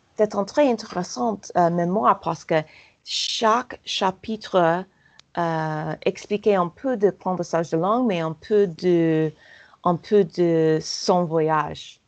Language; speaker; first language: French; non-native, learner; English